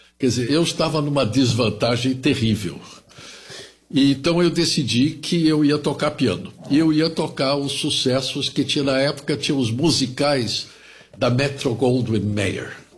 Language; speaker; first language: Portuguese; early bilingual, other home language; German